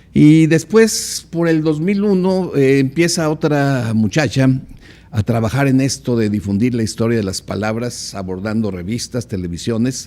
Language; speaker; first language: Spanish; native; Spanish